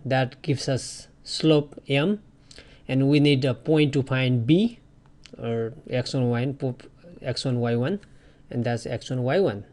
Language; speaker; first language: English; non-native, fluent; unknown